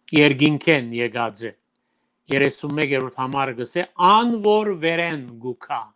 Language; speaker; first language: Armenian; early bilingual, heritage; Armenian